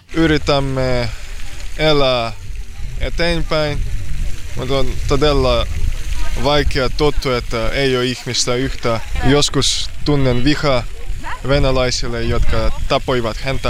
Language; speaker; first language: Finnish; non-native, learner; Ukrainian